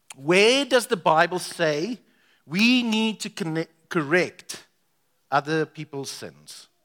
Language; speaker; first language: English; non-native, local second language; Afrikaans